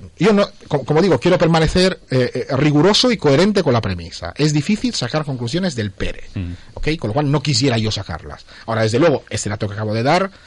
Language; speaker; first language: Spanish; non-native, fluent; Italian